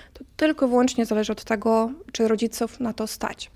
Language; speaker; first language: Polish; non-native, fluent; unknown